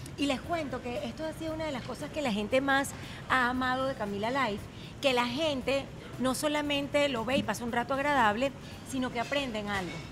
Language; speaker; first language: Spanish; native; Spanish